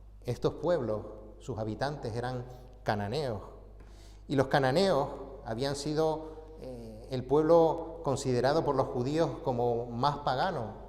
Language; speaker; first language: Spanish; native; Spanish